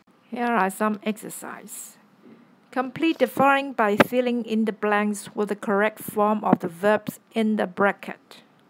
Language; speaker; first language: English; non-native, local second language; Cantonese